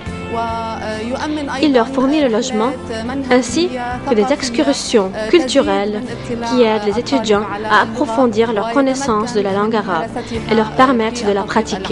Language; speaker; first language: French; non-native, local second language; Arabic